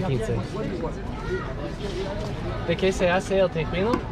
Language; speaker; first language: Spanish; non-native, learner; English